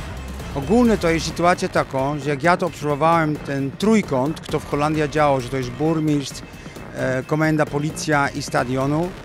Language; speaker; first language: Polish; non-native, learner; Dutch